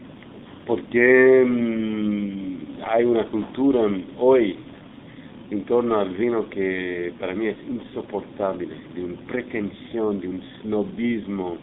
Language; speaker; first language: Spanish; non-native, fluent; English